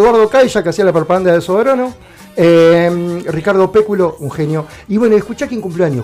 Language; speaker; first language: Spanish; native; Spanish